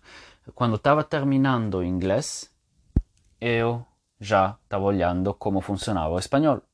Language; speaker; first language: Portuguese; non-native, fluent; Italian